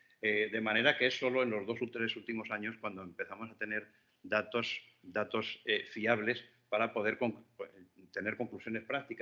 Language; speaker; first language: Spanish; native; Spanish